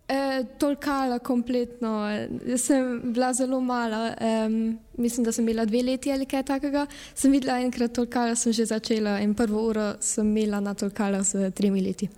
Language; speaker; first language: Slovenian; early bilingual, heritage; Slovenian